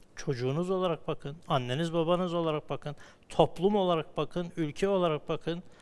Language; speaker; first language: Turkish; native; Turkish